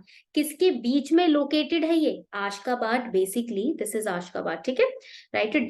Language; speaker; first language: Hindi; native; Hindi